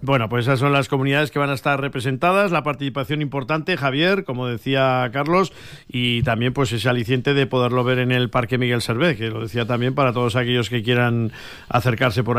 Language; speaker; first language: Spanish; native; Spanish